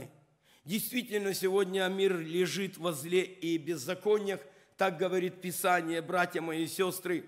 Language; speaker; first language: Russian; non-native, local second language; Ukrainian